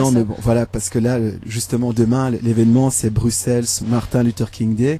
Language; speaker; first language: French; native; French